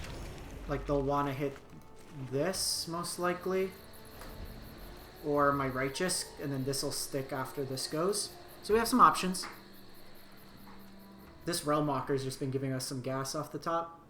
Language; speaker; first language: English; native; English